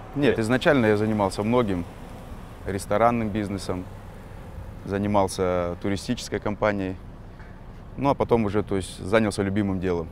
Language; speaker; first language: Russian; native; Russian